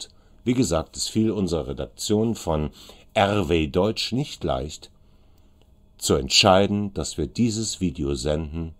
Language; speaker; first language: German; native; German